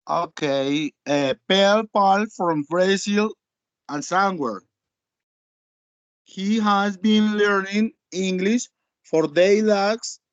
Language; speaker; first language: English; non-native, learner; Spanish